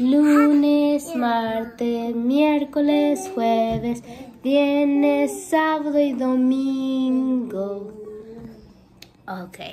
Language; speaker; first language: Spanish; early bilingual, heritage; Spanish